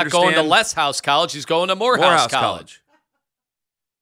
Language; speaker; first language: English; native; English